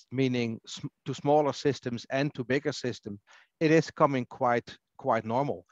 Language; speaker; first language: English; non-native, fluent; Dutch